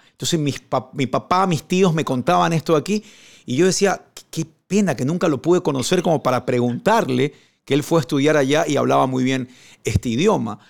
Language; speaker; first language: Spanish; native; Spanish